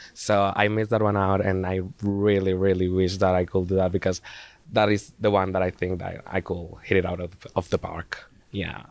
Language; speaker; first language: English; non-native, fluent; Spanish